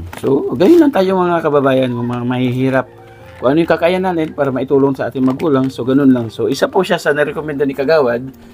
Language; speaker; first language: Filipino; native; Filipino